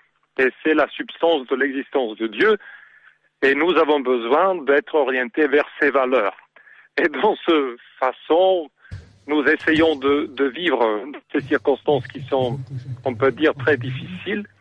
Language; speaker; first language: French; non-native, learner; Serbian